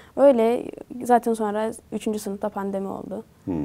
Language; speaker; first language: Turkish; native; Turkish